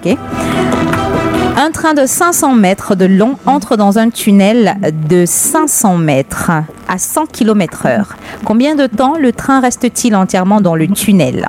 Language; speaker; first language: French; native; French